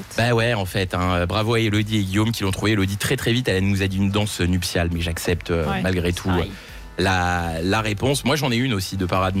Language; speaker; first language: French; native; French